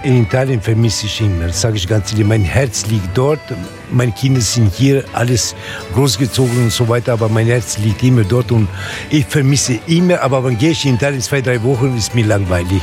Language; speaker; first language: German; non-native, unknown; Italian